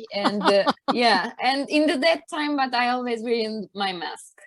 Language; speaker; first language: English; non-native, learner; Turkish